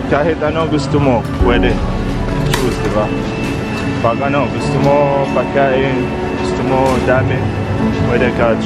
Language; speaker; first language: Filipino; non-native, learner; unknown